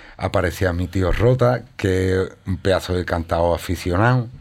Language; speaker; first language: Spanish; native; Spanish